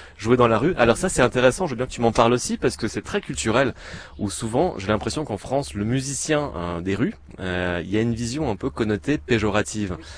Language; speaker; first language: French; native; French